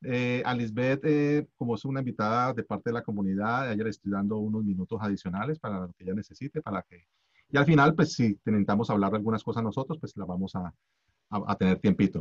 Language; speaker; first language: Spanish; native; Spanish